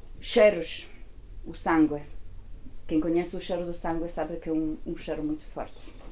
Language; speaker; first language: Portuguese; non-native, fluent; Italian